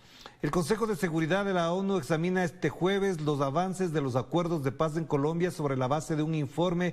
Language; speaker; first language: Spanish; native; Spanish